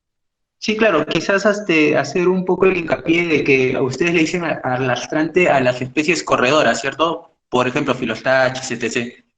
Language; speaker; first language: Spanish; native; Spanish